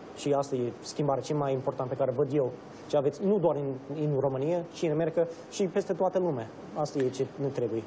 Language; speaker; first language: Romanian; non-native, fluent; English